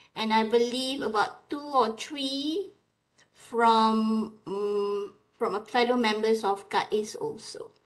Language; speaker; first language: English; non-native, local second language; Malay